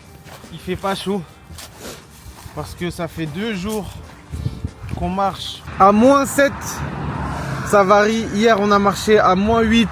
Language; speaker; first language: French; native; French